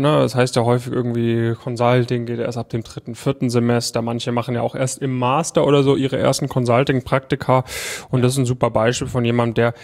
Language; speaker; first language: German; native; German